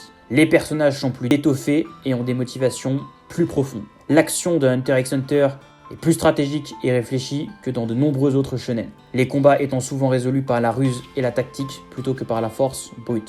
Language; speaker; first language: French; native; French